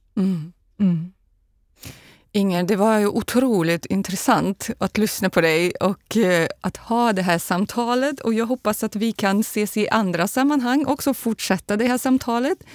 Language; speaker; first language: Swedish; non-native, fluent; Russian